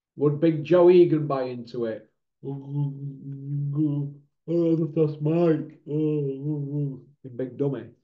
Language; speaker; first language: English; native; English